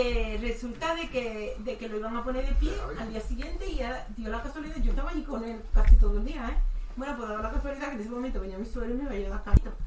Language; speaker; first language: Spanish; native; Spanish